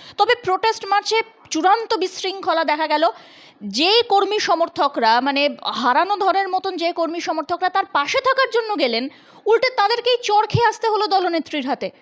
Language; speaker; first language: Bangla; native; Bangla